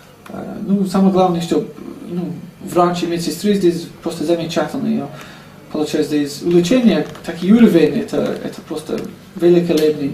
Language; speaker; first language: Russian; non-native, learner; English